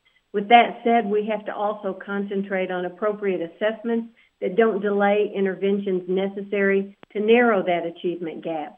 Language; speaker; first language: English; native; English